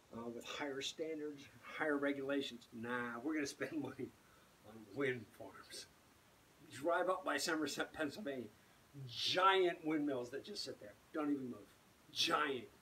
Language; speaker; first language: English; native; English